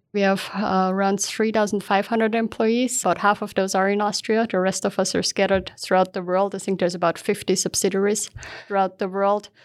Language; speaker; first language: English; non-native, fluent; German